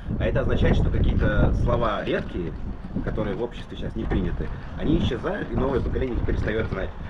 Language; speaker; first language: Russian; non-native, local second language; Ingush